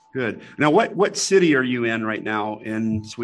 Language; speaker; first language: English; native; English